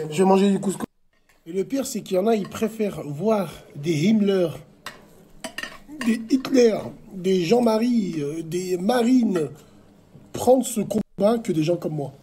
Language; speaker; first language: French; native; French